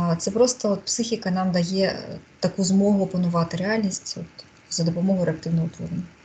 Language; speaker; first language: Ukrainian; non-native, local second language; Russian